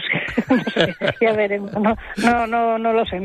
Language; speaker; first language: Spanish; native; Spanish